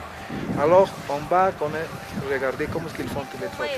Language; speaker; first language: French; non-native, learner; Spanish